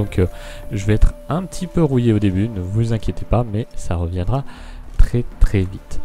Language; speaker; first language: French; native; French